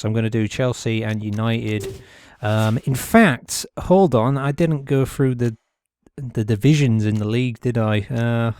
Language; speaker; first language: English; native; English